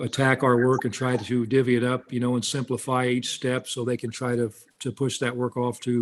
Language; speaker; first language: English; native; English